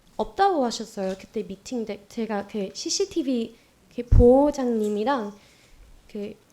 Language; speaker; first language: Korean; non-native, fluent; Vietnamese